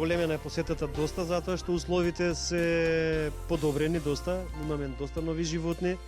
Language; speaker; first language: Macedonian; native; Macedonian